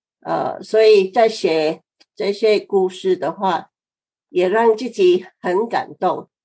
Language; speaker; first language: Chinese; non-native, fluent; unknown